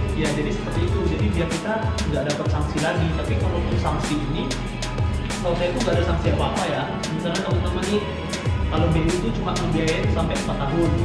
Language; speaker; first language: Indonesian; native; Indonesian